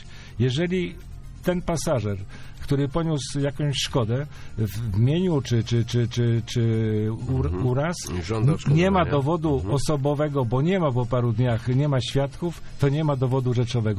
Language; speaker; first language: Polish; native; Polish